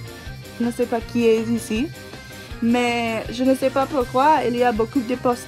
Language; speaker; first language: French; non-native, learner; English